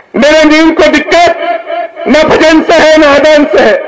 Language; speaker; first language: Hindi; non-native, local second language; Marathi